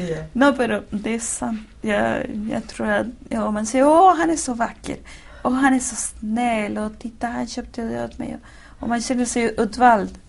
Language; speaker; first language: Swedish; non-native, fluent; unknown